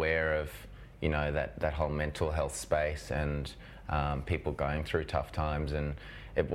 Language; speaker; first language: English; native; English